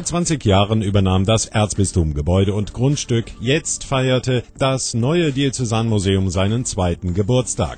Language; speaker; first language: German; native; German